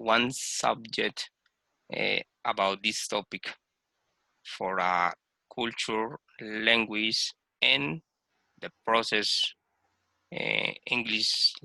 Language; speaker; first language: English; non-native, learner; Spanish